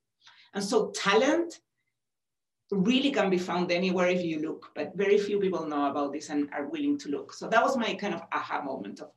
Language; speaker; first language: English; non-native, fluent; Spanish